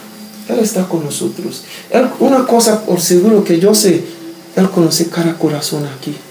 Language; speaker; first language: Spanish; non-native, learner; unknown